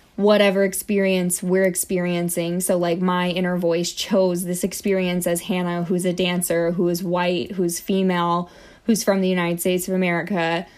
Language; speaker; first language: English; native; English